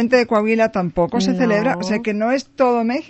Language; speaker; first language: Spanish; native; Spanish